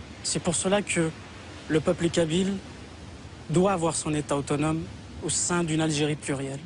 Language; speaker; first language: French; non-native, local second language; Kabyle